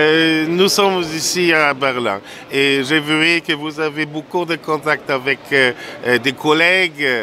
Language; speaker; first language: French; non-native, fluent; German